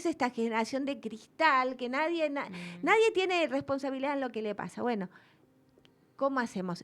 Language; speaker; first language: Spanish; native; Spanish